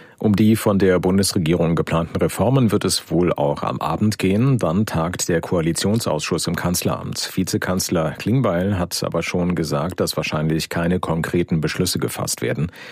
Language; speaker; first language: German; native; German